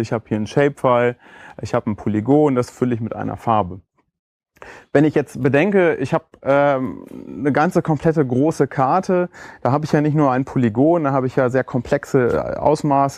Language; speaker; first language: German; native; German